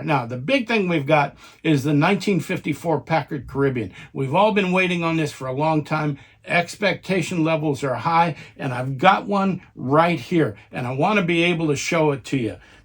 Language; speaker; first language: English; native; English